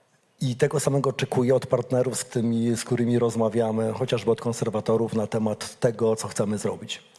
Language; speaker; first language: Polish; native; Polish